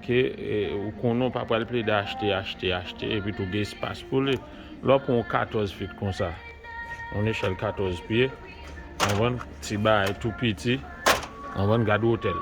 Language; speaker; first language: French; non-native, learner; Haitian Creole